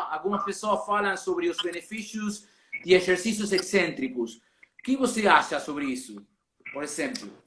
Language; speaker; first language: Portuguese; non-native, learner; Spanish